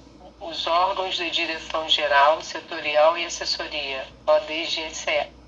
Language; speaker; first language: Portuguese; native; Portuguese